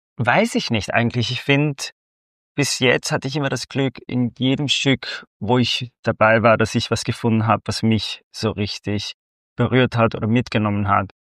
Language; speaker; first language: German; non-native, fluent; Spanish